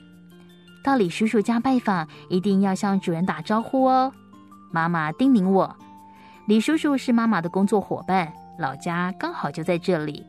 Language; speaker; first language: Chinese; native; Chinese